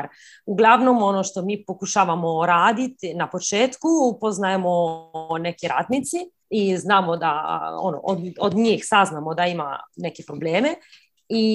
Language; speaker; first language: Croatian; early bilingual, heritage; Croatian